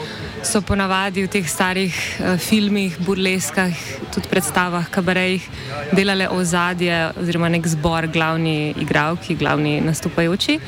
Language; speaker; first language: Slovenian; native; Slovenian